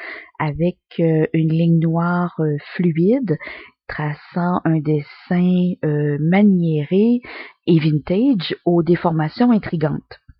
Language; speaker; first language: French; native; French